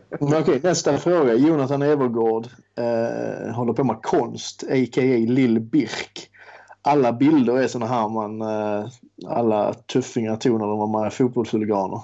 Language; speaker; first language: Swedish; native; Swedish